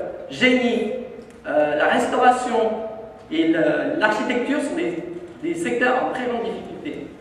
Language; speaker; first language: French; native; French